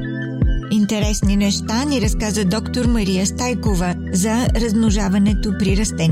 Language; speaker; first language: Bulgarian; native; Bulgarian